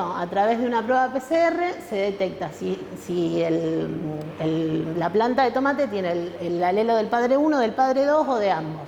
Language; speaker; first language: Spanish; native; Spanish